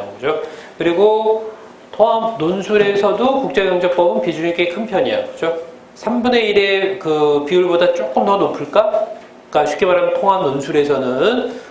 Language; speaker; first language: Korean; native; Korean